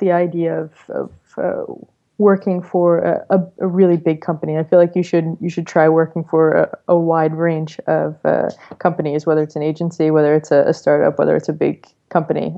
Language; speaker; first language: English; native; English